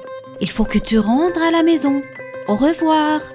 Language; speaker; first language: French; non-native, fluent; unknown